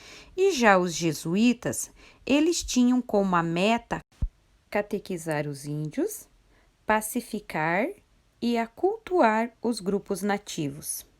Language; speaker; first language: Portuguese; native; Portuguese